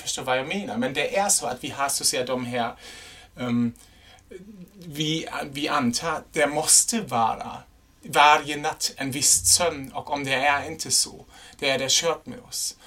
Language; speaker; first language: Swedish; non-native, fluent; German